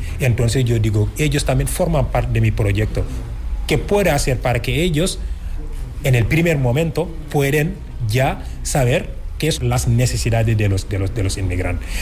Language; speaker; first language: Spanish; non-native, fluent; Wolof